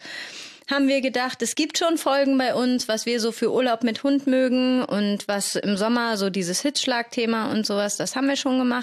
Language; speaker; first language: German; native; German